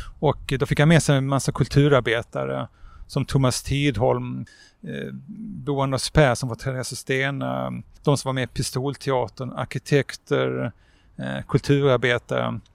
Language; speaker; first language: Swedish; native; Swedish